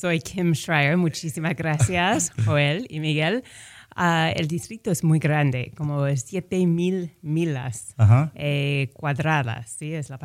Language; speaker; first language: Spanish; non-native, fluent; English